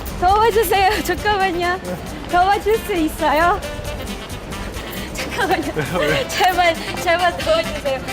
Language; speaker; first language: Korean; non-native, learner; English